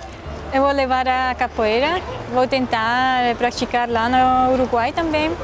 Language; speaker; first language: Portuguese; non-native, fluent; Swiss German